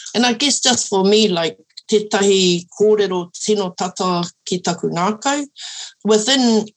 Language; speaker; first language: English; early bilingual, other home language; Māori